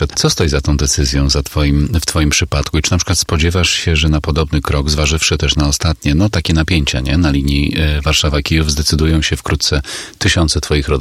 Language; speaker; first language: Polish; native; Polish